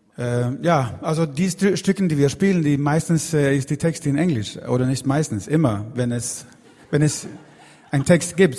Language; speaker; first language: German; non-native, learner; Swedish